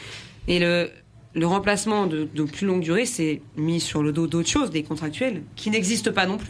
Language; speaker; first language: French; native; French